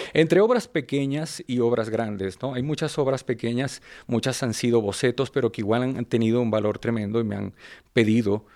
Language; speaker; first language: Spanish; native; Spanish